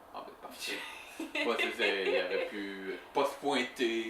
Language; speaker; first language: French; native; French